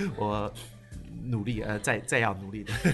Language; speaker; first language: Chinese; non-native, fluent; Japanese